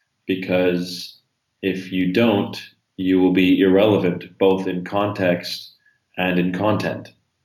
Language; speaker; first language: English; native; English